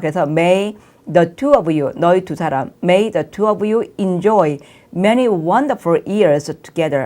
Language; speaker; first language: English; non-native, fluent; Korean